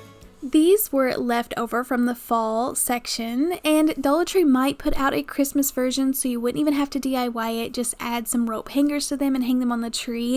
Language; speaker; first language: English; native; English